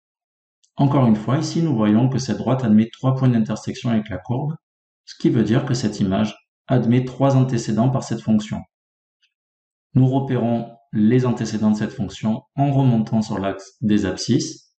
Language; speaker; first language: French; native; French